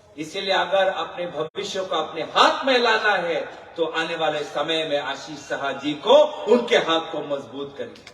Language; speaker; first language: Hindi; non-native, local second language; Assamese